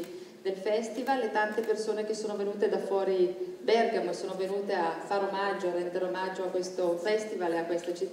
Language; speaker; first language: Italian; native; Italian